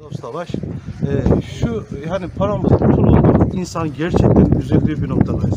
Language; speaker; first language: Turkish; native; Turkish